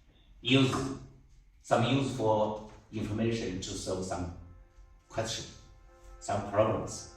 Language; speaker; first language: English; non-native, learner; Chinese